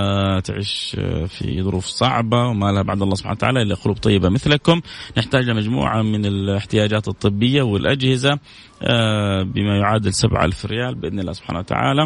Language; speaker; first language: Arabic; native; Arabic